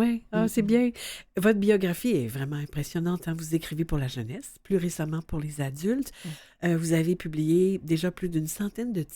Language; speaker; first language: French; native; French